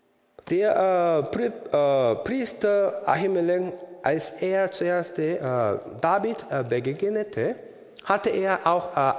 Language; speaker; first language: German; non-native, learner; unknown